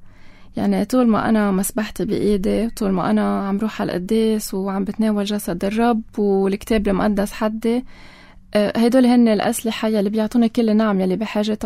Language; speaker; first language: Arabic; native; Arabic